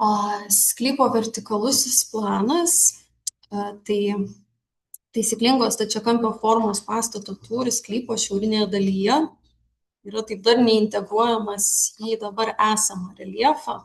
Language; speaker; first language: Lithuanian; native; Lithuanian